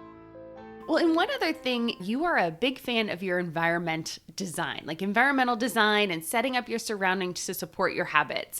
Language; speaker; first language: English; native; English